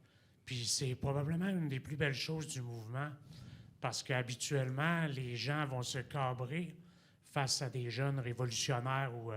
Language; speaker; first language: French; native; French